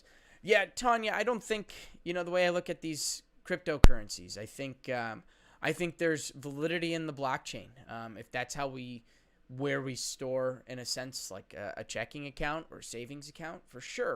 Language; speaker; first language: English; native; English